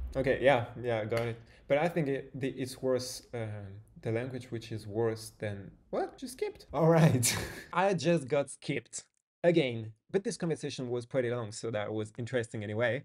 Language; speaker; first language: English; non-native, fluent; French